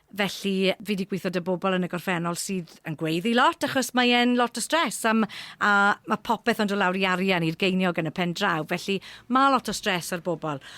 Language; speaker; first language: Welsh; non-native, local second language; English